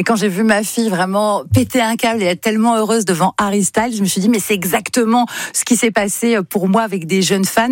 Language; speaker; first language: French; native; French